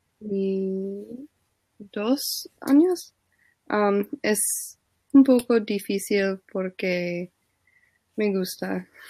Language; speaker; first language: Spanish; non-native, learner; English